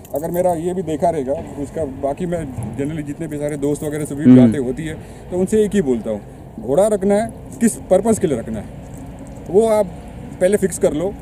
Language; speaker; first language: Hindi; non-native, local second language; Marathi